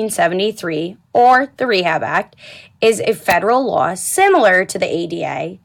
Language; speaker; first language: English; native; English